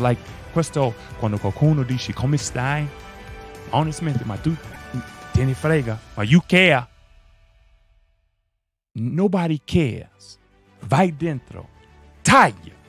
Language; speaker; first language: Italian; non-native, fluent; English